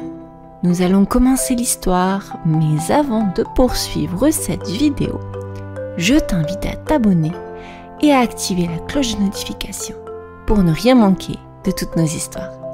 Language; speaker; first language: French; native; French